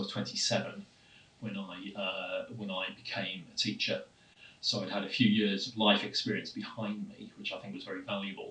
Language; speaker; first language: English; native; English